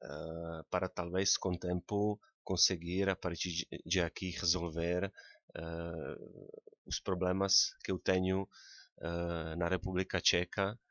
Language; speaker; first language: Portuguese; non-native, fluent; Czech